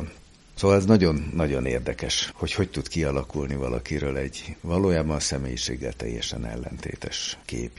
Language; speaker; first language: Hungarian; native; Hungarian